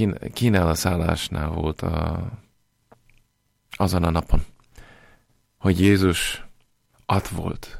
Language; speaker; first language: Hungarian; non-native, fluent; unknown